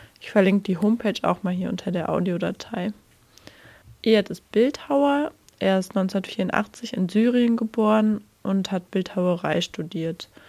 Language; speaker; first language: German; native; German